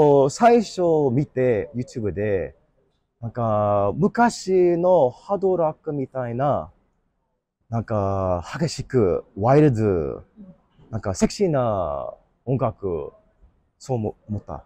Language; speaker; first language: Japanese; non-native, learner; English